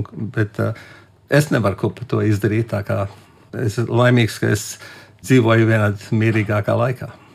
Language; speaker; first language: Latvian; early bilingual, heritage; Latvian